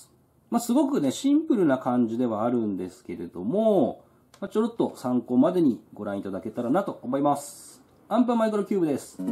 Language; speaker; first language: Japanese; native; Japanese